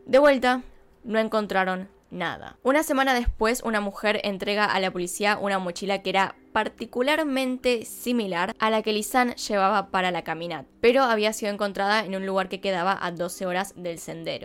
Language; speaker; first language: Spanish; native; Spanish